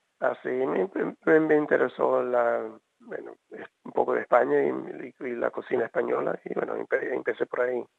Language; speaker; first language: Spanish; early bilingual, heritage; Spanish